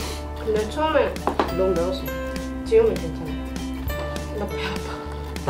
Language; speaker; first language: Korean; non-native, learner; Indonesian